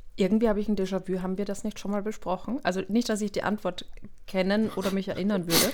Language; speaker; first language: German; native; German